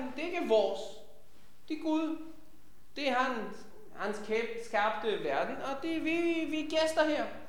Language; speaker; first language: Danish; non-native, fluent; Hebrew